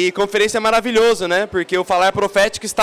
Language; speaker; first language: Portuguese; native; Portuguese